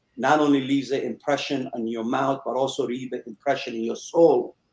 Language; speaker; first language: English; early bilingual, other home language; Persian